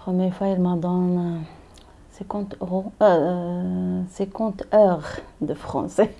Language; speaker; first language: French; non-native, learner; Arabic